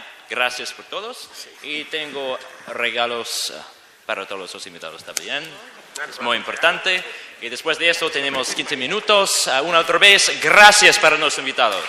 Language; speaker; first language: Spanish; non-native, learner; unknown